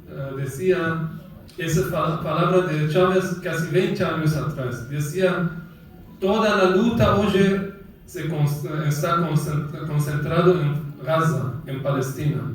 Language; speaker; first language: Spanish; non-native, fluent; Persian